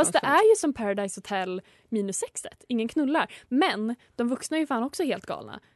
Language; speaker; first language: Swedish; native; Swedish